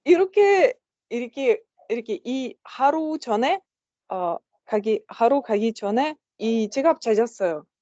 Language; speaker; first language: Korean; non-native, learner; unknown